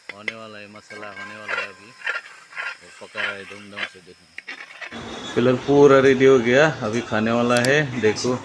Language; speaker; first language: Hindi; non-native, local second language; Bangla